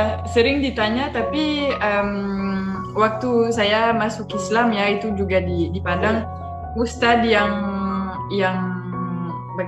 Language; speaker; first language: Indonesian; non-native, fluent; French